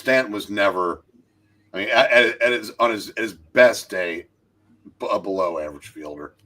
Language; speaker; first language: English; native; English